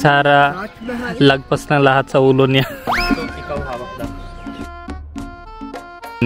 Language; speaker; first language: Filipino; non-native, learner; Hindi